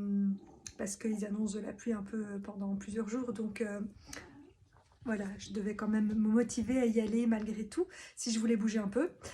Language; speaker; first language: French; native; French